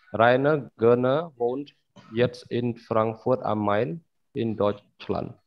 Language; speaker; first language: German; non-native, fluent; Khmer